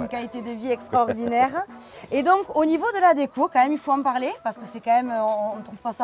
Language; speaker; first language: French; native; French